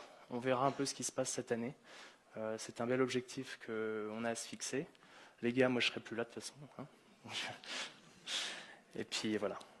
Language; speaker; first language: French; native; French